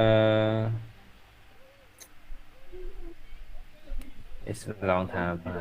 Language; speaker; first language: English; non-native, learner; Vietnamese